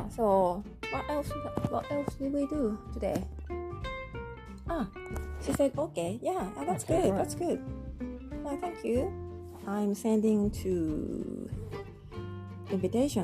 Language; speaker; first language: English; non-native, fluent; Japanese